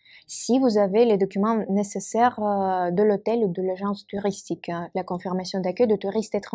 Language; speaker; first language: French; non-native, fluent; Russian